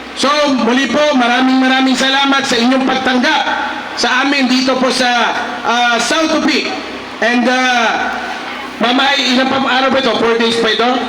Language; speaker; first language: Filipino; non-native, local second language; Maguindanaon